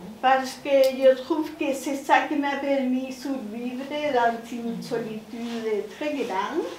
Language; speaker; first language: French; non-native, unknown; Spanish